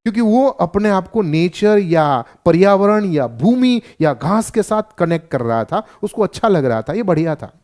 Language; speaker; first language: Hindi; non-native, local second language; Gujarati